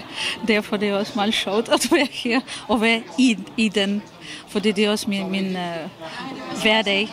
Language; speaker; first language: Danish; non-native, fluent; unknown